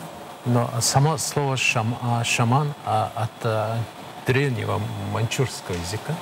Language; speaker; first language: Russian; non-native, fluent; Mongolian